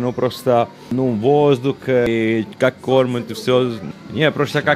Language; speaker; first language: Russian; non-native, learner; Italian